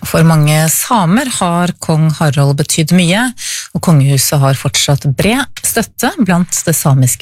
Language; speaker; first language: Norwegian; native; Norwegian